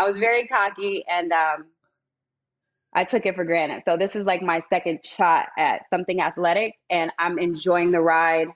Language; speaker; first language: English; native; English